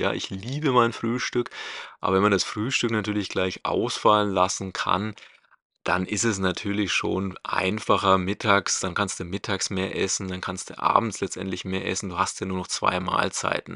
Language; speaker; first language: German; native; German